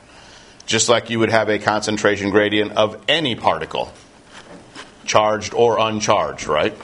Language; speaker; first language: English; native; English